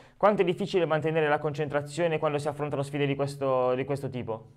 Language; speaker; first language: Italian; native; Italian